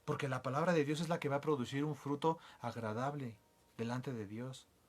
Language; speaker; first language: Spanish; native; Spanish